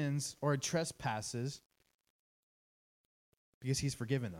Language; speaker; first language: English; native; English